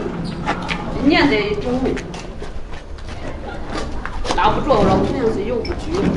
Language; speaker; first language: Chinese; native; Chinese